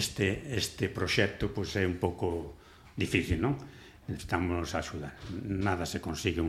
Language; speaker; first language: Galician; native; Galician